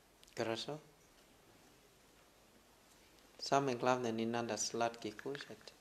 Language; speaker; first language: Russian; non-native, learner; Thai